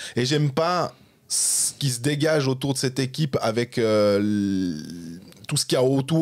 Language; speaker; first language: French; native; French